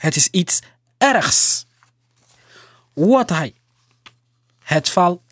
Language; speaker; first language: Dutch; non-native, learner; Somali